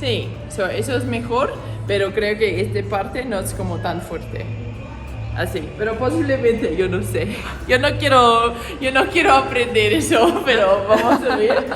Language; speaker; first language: Spanish; non-native, learner; English